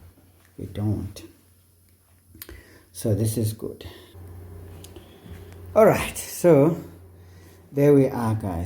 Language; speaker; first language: English; non-native, local second language; Xhosa